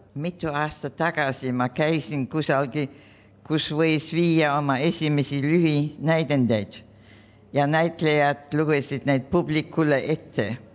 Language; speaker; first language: Estonian; early bilingual, heritage; Estonian